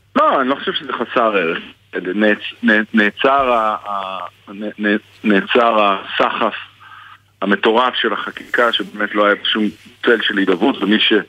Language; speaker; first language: Hebrew; native; Hebrew